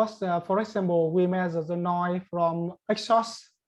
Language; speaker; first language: English; non-native, learner; Vietnamese